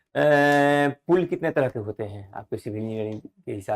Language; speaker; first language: Hindi; native; Hindi